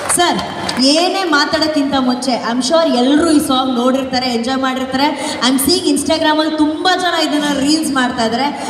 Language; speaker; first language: Kannada; non-native, local second language; Tulu